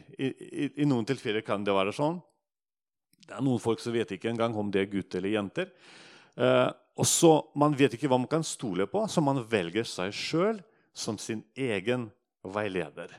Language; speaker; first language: Norwegian; non-native, fluent; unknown